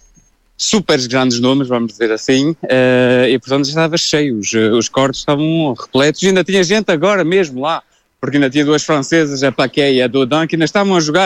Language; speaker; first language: Portuguese; native; Portuguese